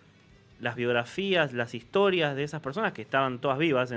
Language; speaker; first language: Spanish; native; Spanish